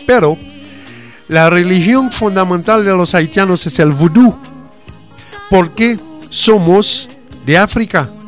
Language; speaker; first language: Spanish; non-native, fluent; Haitian Creole